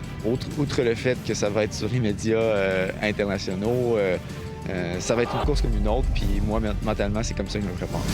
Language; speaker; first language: French; native; French